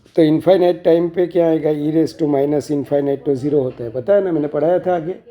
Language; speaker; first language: Hindi; non-native, local second language; Gujarati